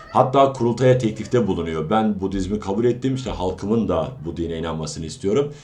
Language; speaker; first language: Turkish; native; Turkish